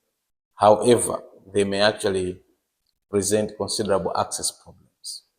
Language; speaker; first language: English; non-native, local second language; Nyanja